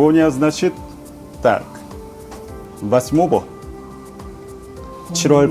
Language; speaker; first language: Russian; non-native, learner; Korean